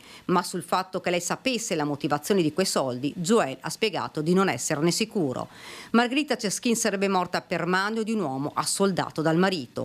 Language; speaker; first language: Italian; native; Italian